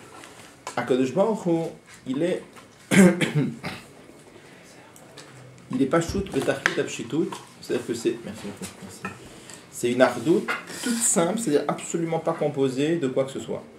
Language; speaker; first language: French; native; French